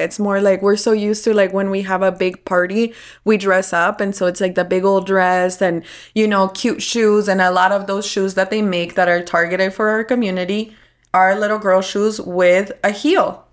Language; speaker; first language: English; early bilingual, other home language; Spanish